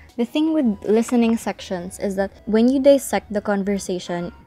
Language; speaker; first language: English; non-native, local second language; Filipino